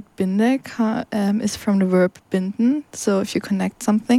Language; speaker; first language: English; non-native, fluent; German